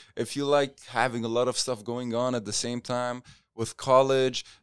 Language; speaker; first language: English; non-native, fluent; Arabic